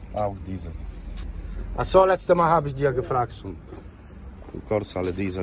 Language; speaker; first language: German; non-native, learner; Polish